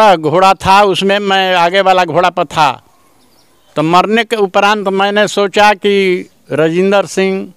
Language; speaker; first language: Hindi; native; Hindi